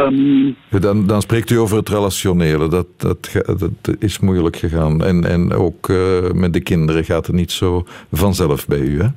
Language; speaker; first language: Dutch; native; Dutch